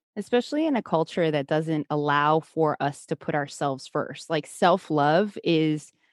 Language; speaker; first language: English; native; English